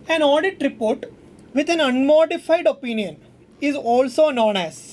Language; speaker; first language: English; non-native, local second language; Malayalam